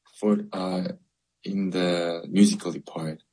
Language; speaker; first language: English; non-native, learner; Korean